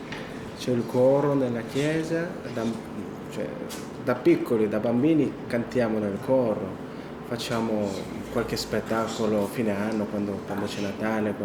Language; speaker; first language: Italian; non-native, fluent; Korean